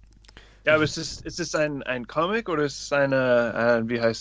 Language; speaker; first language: German; non-native, fluent; English